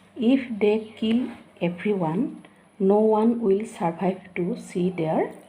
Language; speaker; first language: English; non-native, local second language; Assamese